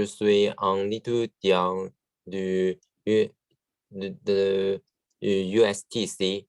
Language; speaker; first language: French; non-native, learner; Chinese